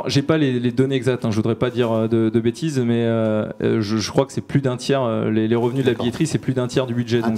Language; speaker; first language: French; native; French